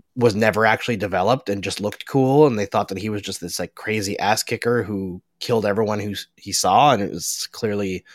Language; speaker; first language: English; native; English